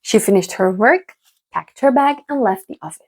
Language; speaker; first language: English; non-native, fluent; Spanish